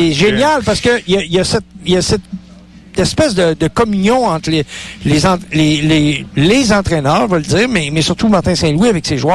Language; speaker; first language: French; native; French